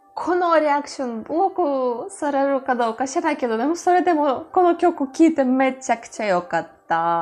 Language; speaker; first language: Japanese; non-native, learner; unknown